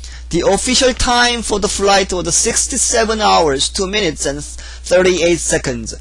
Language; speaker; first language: English; non-native, fluent; Korean